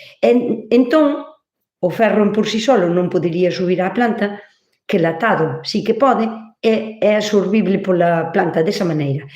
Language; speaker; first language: Galician; native; Galician